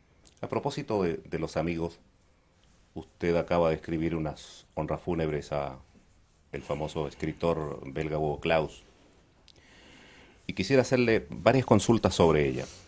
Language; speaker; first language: Spanish; native; Spanish